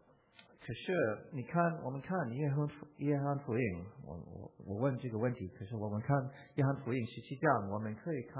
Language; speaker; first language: Chinese; non-native, fluent; English